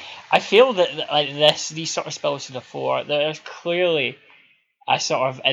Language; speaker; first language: English; native; English